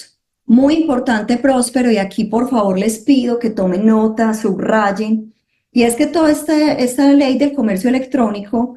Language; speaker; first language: Spanish; native; Spanish